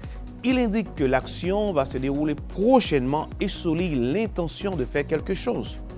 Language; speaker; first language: French; non-native, fluent; Spanish